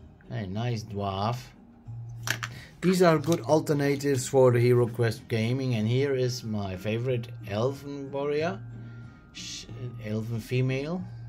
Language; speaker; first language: English; non-native, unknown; German